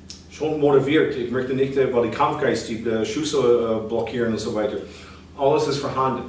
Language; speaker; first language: German; non-native, fluent; English